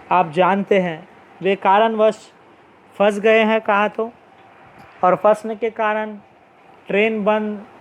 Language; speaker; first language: Hindi; non-native, local second language; Telugu